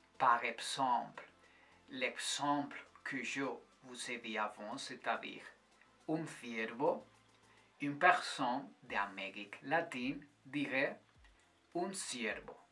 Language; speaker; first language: French; non-native, fluent; Spanish